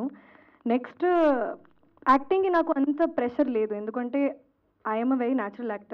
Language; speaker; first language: Telugu; non-native, fluent; Hindi